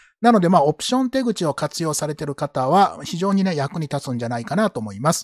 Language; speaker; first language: Japanese; native; Japanese